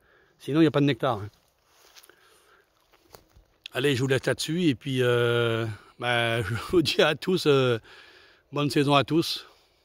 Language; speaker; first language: French; native; French